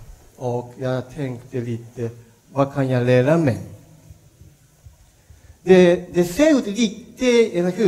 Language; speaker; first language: Swedish; non-native, learner; Japanese